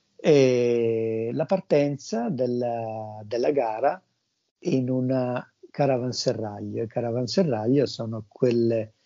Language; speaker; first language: Italian; native; Italian